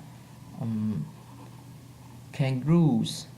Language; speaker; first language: English; non-native, fluent; Vietnamese